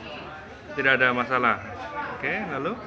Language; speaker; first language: Indonesian; native; Indonesian